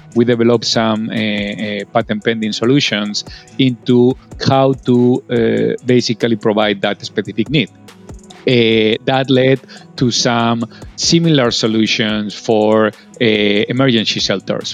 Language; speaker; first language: English; non-native, fluent; Spanish